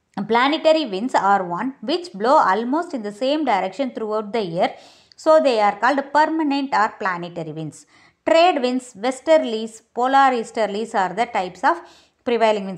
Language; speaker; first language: English; non-native, local second language; Tamil